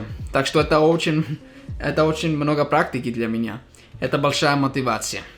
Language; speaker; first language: Russian; non-native, fluent; English